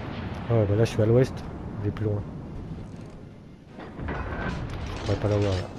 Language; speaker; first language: French; native; French